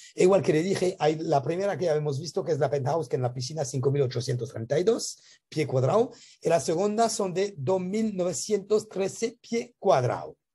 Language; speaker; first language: Spanish; non-native, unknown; French